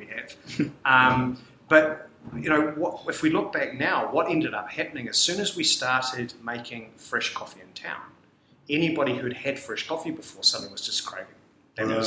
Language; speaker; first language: English; native; English